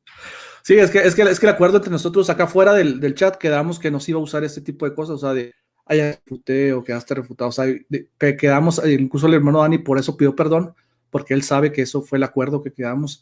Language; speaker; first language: Spanish; native; Spanish